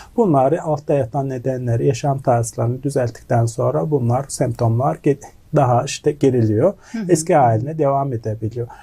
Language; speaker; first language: Turkish; non-native, fluent; Mongolian